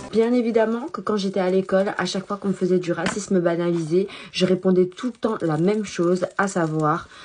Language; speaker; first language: French; early bilingual, other home language; Chinese